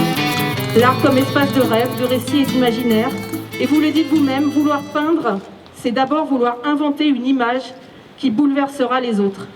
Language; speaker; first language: French; native; French